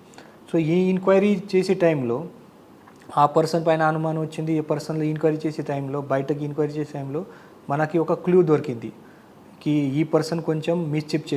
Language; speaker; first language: Telugu; non-native, fluent; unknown